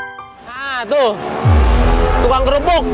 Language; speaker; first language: Indonesian; native; Indonesian